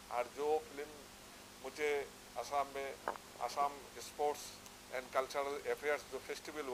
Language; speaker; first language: Hindi; non-native, local second language; Assamese